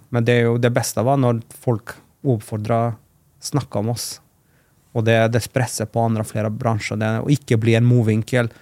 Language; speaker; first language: Norwegian; non-native, fluent; Macedonian